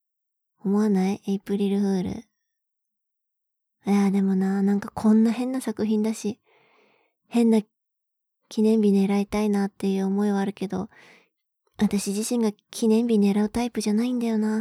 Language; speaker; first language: Japanese; native; Japanese